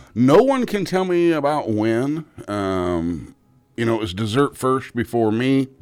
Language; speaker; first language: English; native; English